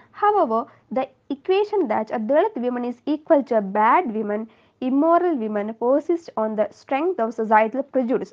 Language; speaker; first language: English; non-native, local second language; Malayalam